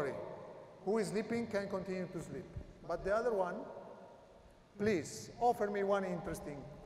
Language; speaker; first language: English; non-native, learner; Italian